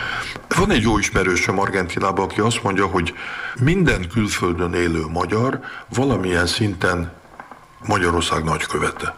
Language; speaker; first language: Hungarian; early bilingual, heritage; Hungarian